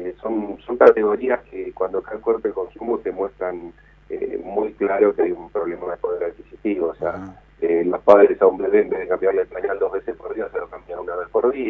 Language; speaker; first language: Spanish; native; Spanish